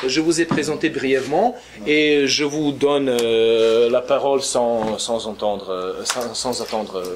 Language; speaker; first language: French; non-native, fluent; Serbian